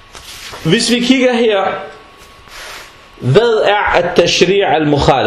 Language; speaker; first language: Danish; non-native, fluent; Arabic